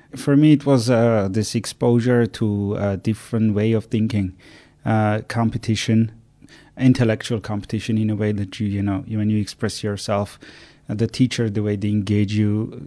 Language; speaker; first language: English; non-native, fluent; Armenian